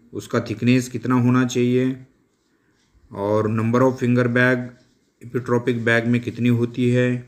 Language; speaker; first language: Hindi; non-native, local second language; Marathi